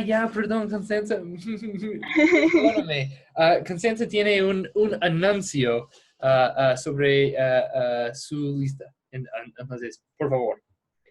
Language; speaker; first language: Spanish; non-native, fluent; English